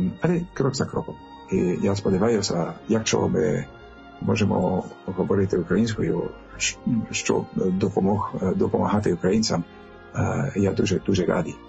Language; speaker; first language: Ukrainian; non-native, learner; French